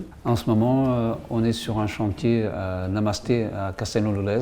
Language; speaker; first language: French; native; French